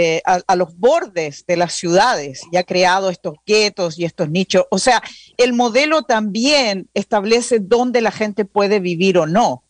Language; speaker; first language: Spanish; native; Spanish